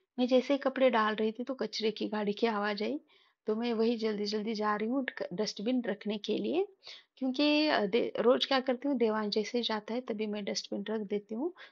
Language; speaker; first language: Hindi; non-native, local second language; Marathi